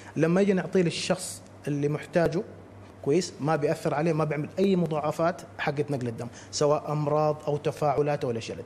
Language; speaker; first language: Arabic; native; Arabic